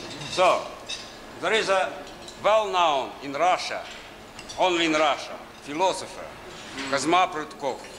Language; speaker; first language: English; non-native, learner; Russian